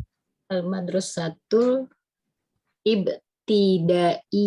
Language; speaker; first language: Arabic; non-native, learner; Indonesian